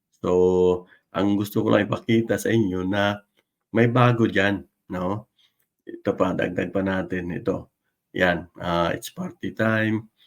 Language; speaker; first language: Filipino; non-native, local second language; Cebuano